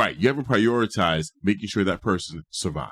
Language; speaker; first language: English; native; English